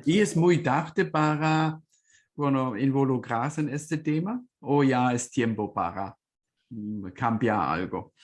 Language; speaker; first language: Spanish; non-native, fluent; German